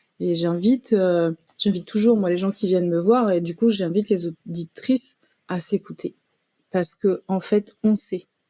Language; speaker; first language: French; native; French